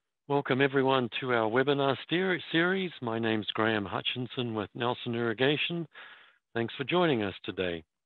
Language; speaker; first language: English; native; English